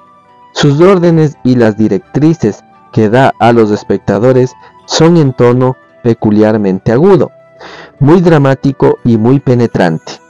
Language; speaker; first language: Spanish; native; Spanish